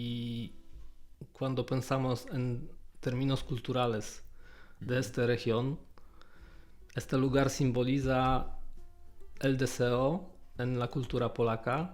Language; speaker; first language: Spanish; non-native, learner; Polish